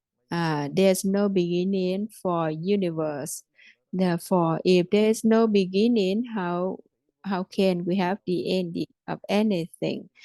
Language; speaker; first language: English; non-native, fluent; Vietnamese